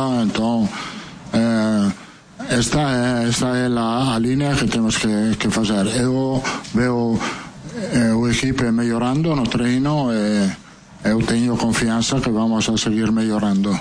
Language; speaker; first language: Portuguese; non-native, fluent; Italian